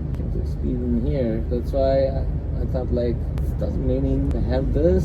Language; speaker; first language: English; non-native, fluent; Turkish